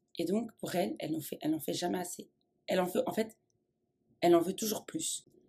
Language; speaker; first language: French; native; French